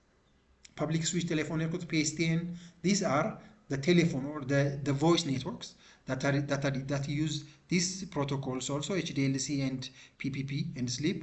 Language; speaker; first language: English; non-native, local second language; Amharic